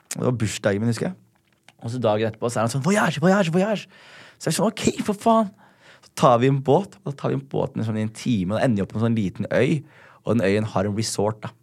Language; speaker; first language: Norwegian; early bilingual, other home language; Somali